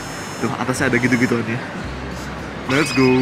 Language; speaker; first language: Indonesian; non-native, fluent; Japanese